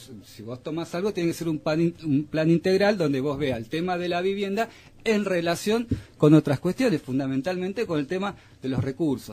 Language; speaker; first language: Spanish; native; Spanish